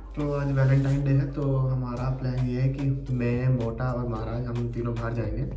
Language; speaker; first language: Hindi; non-native, local second language; Punjabi